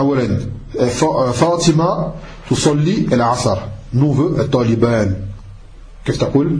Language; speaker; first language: Arabic; non-native, fluent; French